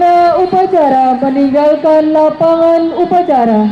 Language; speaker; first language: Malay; non-native, local second language; Balinese